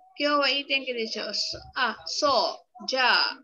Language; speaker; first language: Japanese; non-native, fluent; Filipino